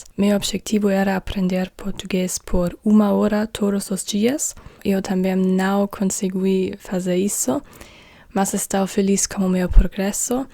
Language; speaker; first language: Portuguese; non-native, learner; German